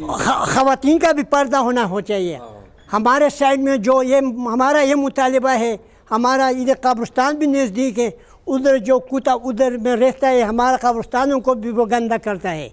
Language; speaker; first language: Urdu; non-native, local second language; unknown